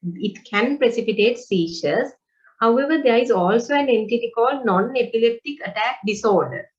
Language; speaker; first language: English; non-native, local second language; Sinhala